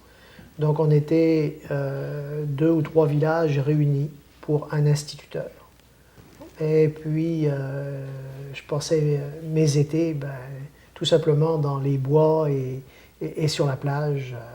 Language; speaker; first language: French; native; French